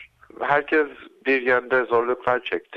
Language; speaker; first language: Turkish; early bilingual, heritage; Turkish